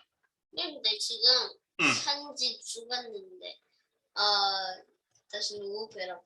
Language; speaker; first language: Korean; early bilingual, heritage; Chinese